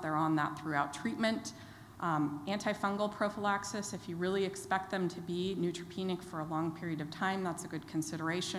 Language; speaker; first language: English; native; English